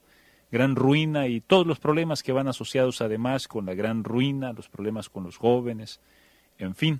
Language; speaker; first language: Spanish; native; Spanish